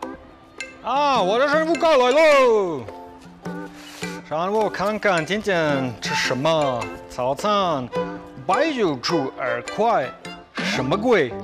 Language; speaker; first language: Chinese; non-native, learner; English